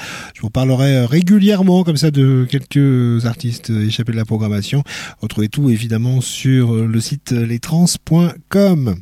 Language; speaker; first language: French; native; French